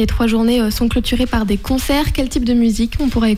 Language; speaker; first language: French; native; French